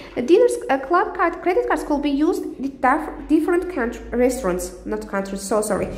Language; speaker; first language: English; non-native, fluent; Azerbaijani